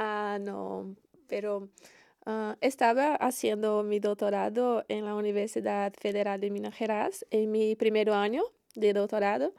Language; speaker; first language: Spanish; non-native, learner; Portuguese